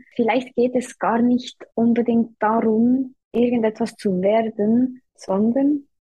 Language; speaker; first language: German; native; German